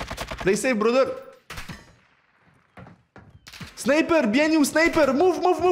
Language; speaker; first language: English; non-native, learner; French